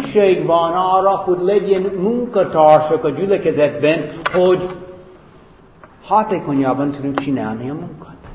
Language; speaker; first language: Hungarian; non-native, fluent; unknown